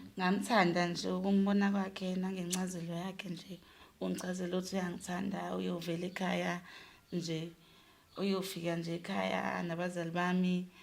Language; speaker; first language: Zulu; native; Zulu